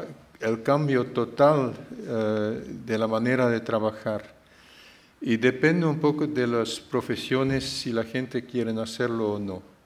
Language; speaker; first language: Spanish; non-native, fluent; Dutch